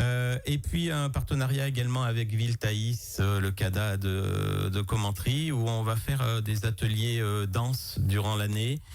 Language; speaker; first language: French; native; French